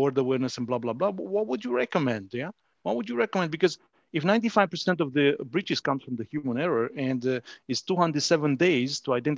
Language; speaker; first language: English; non-native, fluent; Romanian